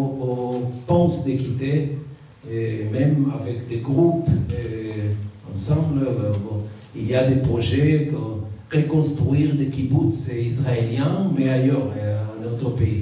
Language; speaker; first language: French; non-native, learner; Hebrew